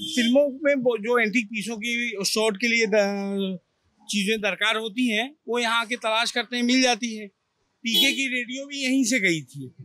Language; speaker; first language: Hindi; native; Hindi